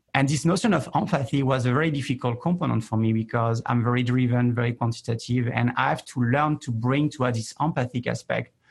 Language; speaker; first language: English; non-native, fluent; French